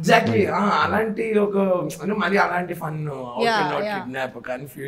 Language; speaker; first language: Telugu; native; Telugu